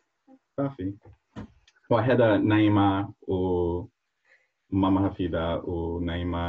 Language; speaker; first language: Arabic; non-native, learner; English